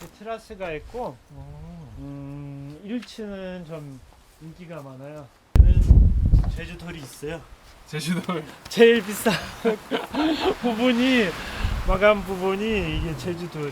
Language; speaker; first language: Korean; non-native, fluent; Russian